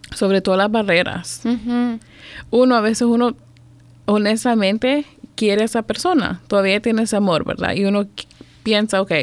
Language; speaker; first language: Spanish; native; Spanish